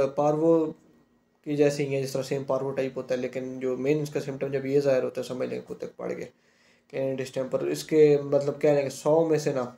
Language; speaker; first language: Urdu; non-native, local second language; Punjabi